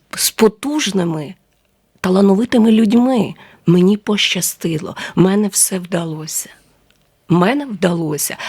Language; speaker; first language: Ukrainian; native; Ukrainian